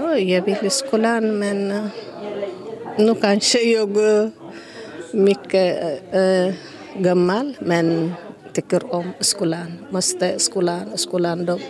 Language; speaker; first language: Swedish; non-native, learner; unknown